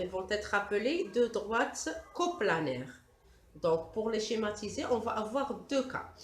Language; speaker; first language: French; non-native, local second language; Arabic